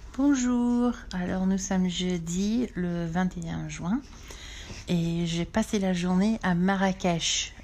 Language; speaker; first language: French; non-native, fluent; English